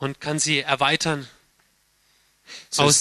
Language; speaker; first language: German; native; German